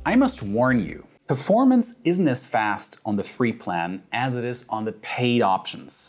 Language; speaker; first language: English; non-native, fluent; German